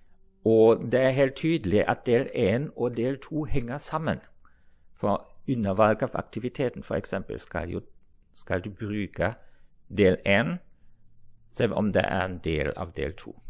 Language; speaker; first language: Norwegian; non-native, fluent; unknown